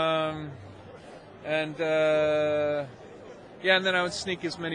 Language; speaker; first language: English; native; English